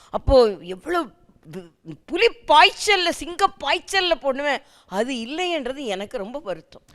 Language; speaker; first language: Tamil; native; Tamil